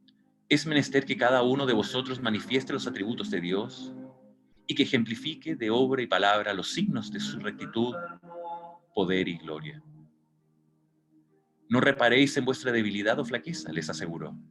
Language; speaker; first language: Spanish; native; Spanish